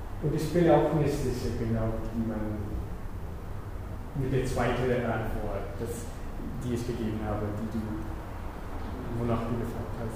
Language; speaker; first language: German; non-native, fluent; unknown